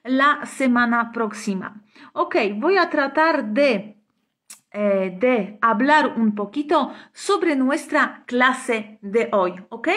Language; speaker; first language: Spanish; non-native, fluent; Polish